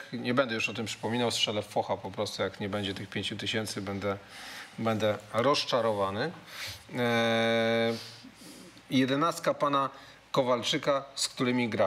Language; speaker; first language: Polish; native; Polish